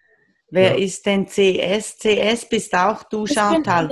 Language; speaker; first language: German; native; German